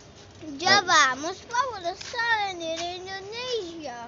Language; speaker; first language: English; non-native, learner; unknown